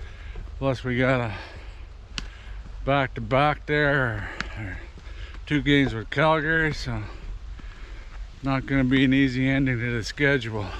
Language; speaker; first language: English; native; English